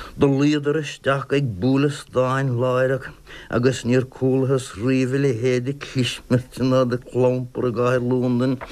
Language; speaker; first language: Irish; non-native, local second language; English